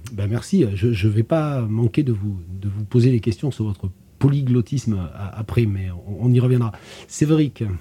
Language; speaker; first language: French; native; French